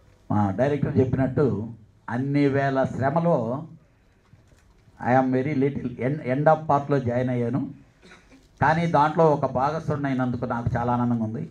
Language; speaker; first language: Telugu; native; Telugu